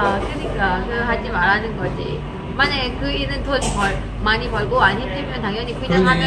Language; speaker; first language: Korean; non-native, fluent; Thai